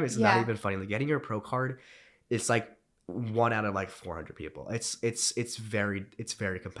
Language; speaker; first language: English; early bilingual, other home language; Romanian